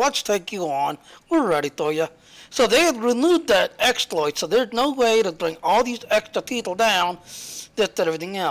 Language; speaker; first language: English; native; English